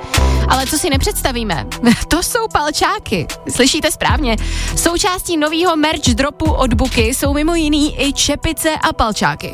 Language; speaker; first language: Czech; native; Czech